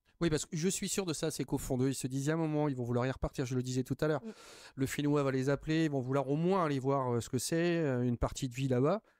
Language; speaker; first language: French; native; French